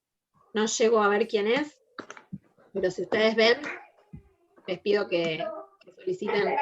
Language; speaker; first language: Spanish; native; Spanish